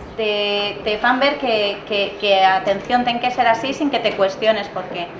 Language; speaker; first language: Spanish; native; Spanish